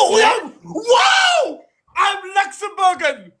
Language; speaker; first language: English; non-native, learner; German